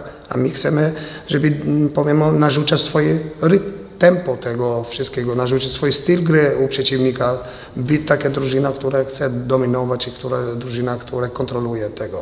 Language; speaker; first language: Polish; non-native, fluent; Albanian